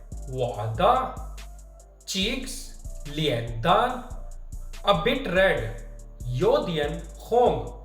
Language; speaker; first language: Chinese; non-native, fluent; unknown